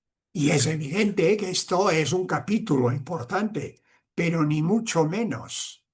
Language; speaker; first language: Spanish; non-native, local second language; Catalan